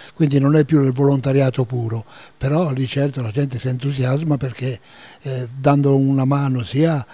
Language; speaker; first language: Italian; native; Italian